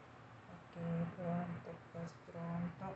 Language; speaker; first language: Italian; non-native, learner; Japanese